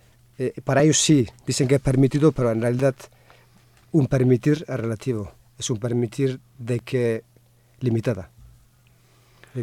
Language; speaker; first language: Spanish; non-native, fluent; Kurdish